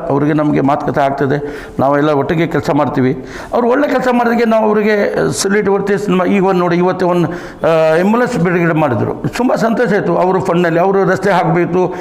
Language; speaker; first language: Kannada; non-native, local second language; Urdu